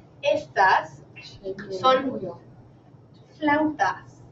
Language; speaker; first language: Spanish; non-native, fluent; English